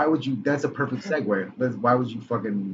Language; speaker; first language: English; native; English